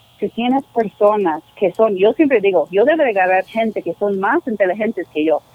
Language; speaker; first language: Spanish; non-native, fluent; English